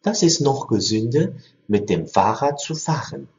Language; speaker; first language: German; non-native, fluent; Chinese